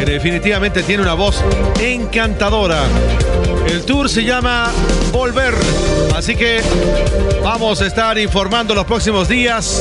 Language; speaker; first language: Spanish; native; Spanish